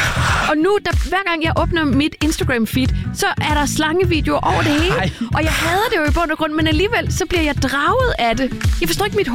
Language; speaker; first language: Danish; native; Danish